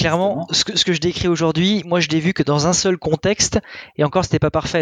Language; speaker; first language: French; native; French